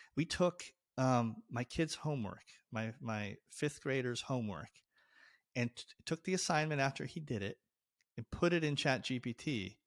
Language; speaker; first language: English; native; English